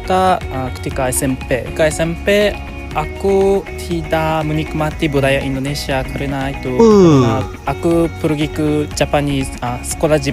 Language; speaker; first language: Indonesian; non-native, learner; Japanese